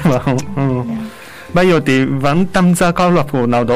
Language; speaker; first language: Vietnamese; non-native, fluent; Japanese